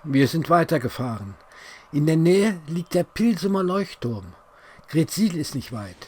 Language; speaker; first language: German; native; German